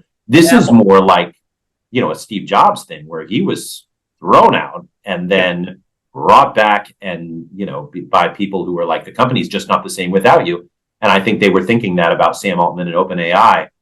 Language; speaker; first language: English; native; English